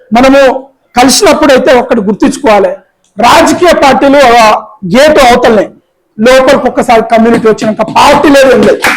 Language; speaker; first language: Telugu; non-native, local second language; Lambadi